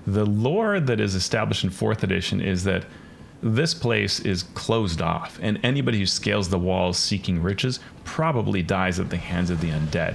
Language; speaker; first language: English; native; English